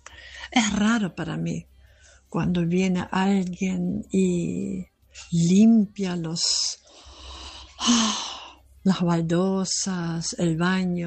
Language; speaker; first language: Spanish; non-native, fluent; German